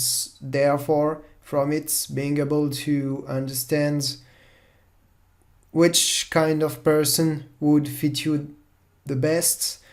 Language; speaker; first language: English; non-native, fluent; French